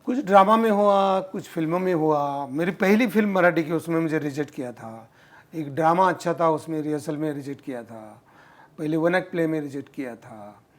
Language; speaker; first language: Hindi; non-native, local second language; Marathi